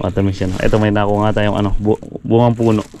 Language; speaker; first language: Filipino; native; Filipino